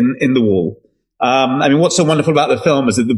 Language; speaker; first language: English; native; English